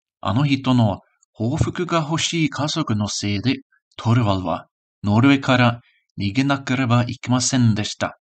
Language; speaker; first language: Japanese; non-native, learner; English